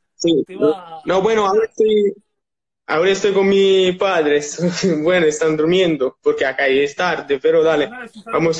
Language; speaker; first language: Spanish; non-native, learner; Italian